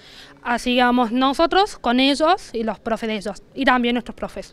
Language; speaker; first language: Spanish; native; Spanish